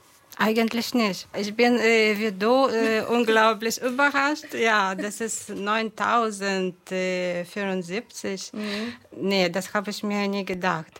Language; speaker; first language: German; non-native, fluent; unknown